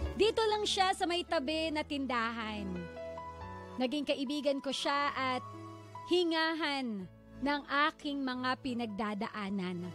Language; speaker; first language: Filipino; native; Filipino